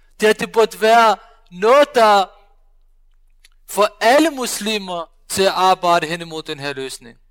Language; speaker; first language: Danish; early bilingual, other home language; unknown